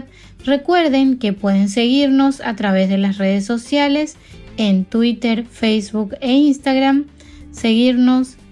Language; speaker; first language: Spanish; native; Spanish